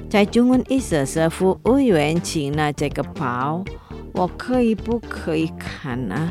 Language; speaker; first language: Chinese; non-native, fluent; Indonesian